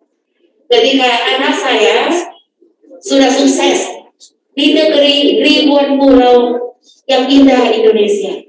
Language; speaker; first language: Indonesian; non-native, fluent; Vietnamese